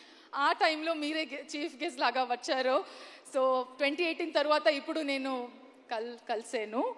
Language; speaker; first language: Telugu; non-native, learner; Kannada